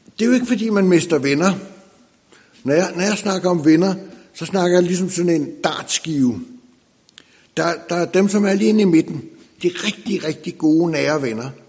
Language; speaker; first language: Danish; native; Danish